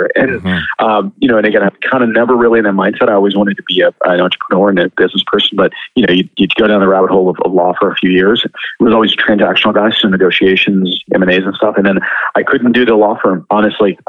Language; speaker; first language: English; native; English